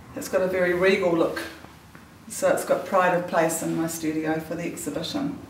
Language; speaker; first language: English; native; English